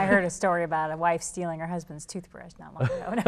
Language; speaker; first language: English; native; English